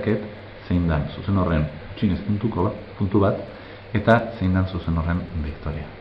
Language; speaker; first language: Basque; native; Basque